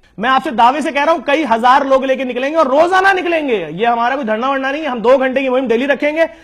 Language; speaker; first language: Urdu; native; Urdu